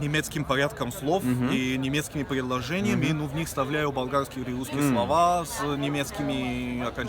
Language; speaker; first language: Russian; early bilingual, other home language; Bulgarian